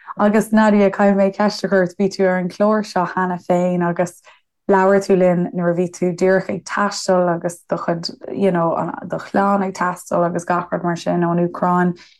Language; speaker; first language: Irish; non-native, local second language; English